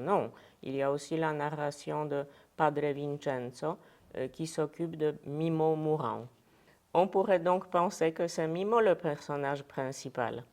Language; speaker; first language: French; non-native, fluent; Polish